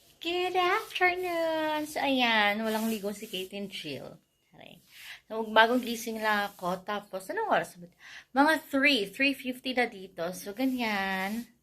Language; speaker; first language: Filipino; non-native, local second language; Cebuano